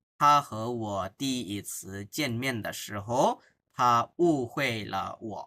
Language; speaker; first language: Chinese; non-native, fluent; Bangla